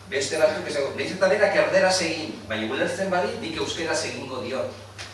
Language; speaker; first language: Basque; non-native, fluent; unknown